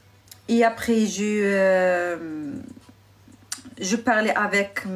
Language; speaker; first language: French; non-native, learner; Arabic